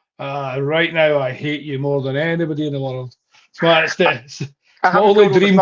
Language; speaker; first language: English; native; English